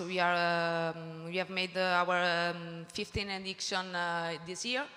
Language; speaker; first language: English; non-native, learner; Italian